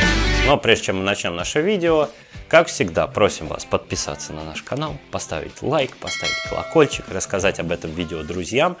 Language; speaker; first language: Russian; native; Russian